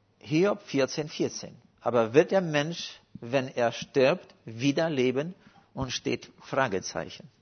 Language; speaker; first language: German; non-native, fluent; Russian